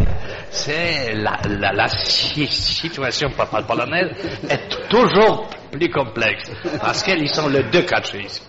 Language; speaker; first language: French; non-native, fluent; Polish